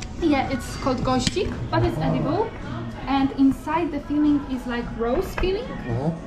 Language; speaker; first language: English; non-native, fluent; Polish